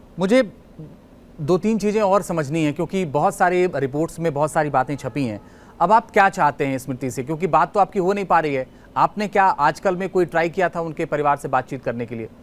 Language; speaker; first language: Hindi; native; Hindi